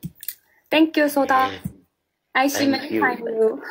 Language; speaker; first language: English; non-native, learner; Thai